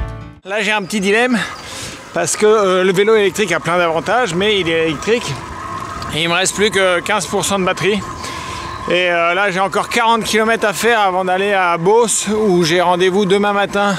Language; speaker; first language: French; native; French